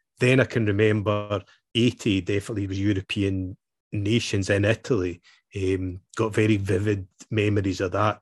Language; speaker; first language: English; native; English